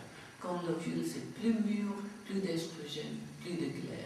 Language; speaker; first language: French; non-native, fluent; English